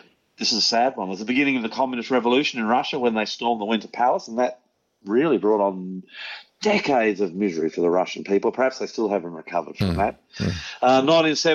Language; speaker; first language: English; native; English